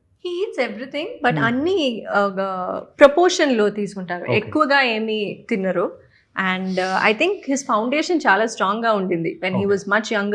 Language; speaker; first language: Telugu; non-native, local second language; Tamil